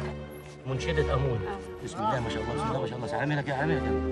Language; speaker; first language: Arabic; native; Arabic